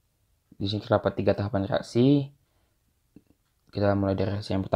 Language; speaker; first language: Indonesian; native; Indonesian